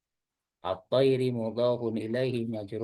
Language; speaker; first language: Arabic; non-native, fluent; Indonesian